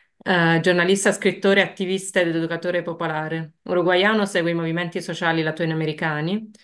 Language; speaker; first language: Italian; native; Italian